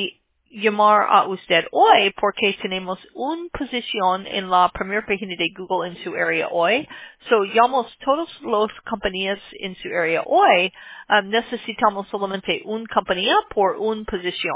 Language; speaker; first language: Spanish; non-native, learner; English